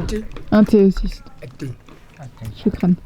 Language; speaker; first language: French; native; French